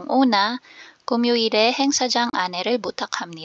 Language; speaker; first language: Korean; non-native, fluent; Filipino